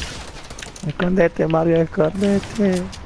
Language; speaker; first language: Spanish; native; Spanish